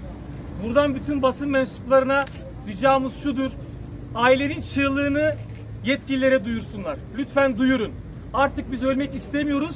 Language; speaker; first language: Turkish; native; Turkish